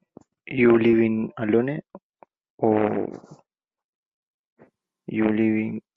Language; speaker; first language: English; non-native, learner; Spanish